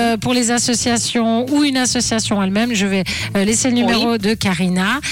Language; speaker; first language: French; early bilingual, other home language; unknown